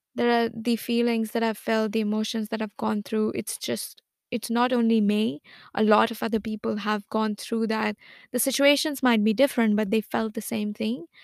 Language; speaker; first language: English; non-native, local second language; Hindi